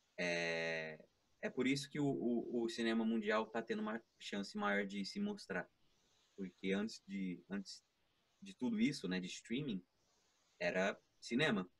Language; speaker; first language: Portuguese; early bilingual, heritage; Portuguese